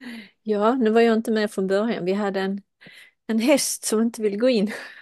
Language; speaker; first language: Swedish; non-native, fluent; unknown